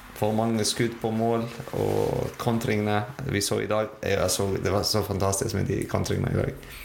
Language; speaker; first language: Norwegian; non-native, fluent; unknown